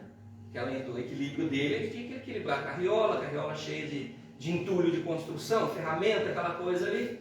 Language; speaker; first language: Portuguese; native; Portuguese